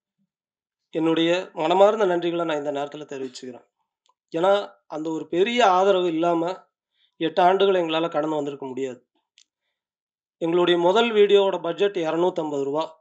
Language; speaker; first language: Tamil; native; Tamil